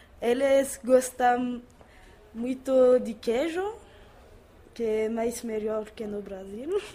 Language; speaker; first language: Portuguese; non-native, learner; French